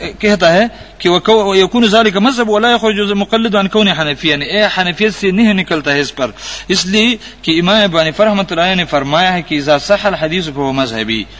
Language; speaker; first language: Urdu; non-native, local second language; Pashto